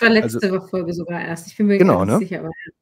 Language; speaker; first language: German; native; German